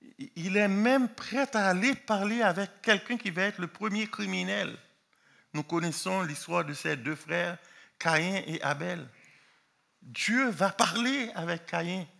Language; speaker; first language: French; non-native, local second language; Haitian Creole